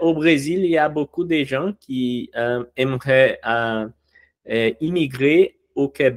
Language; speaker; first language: French; non-native, learner; Portuguese